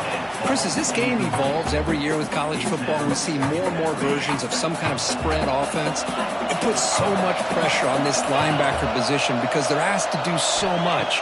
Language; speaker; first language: English; native; English